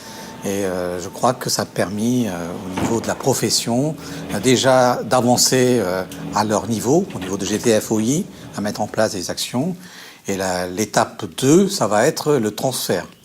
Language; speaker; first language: French; native; French